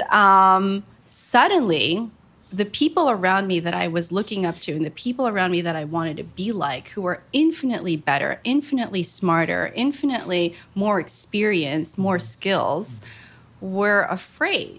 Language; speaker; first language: English; native; English